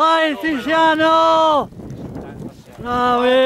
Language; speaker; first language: Italian; native; Italian